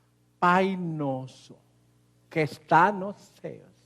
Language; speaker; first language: Portuguese; non-native, learner; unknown